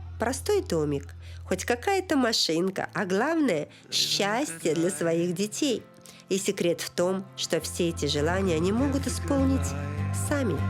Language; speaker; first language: Russian; native; Russian